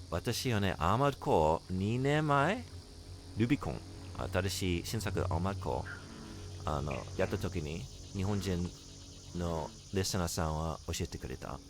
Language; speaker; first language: Japanese; non-native, learner; English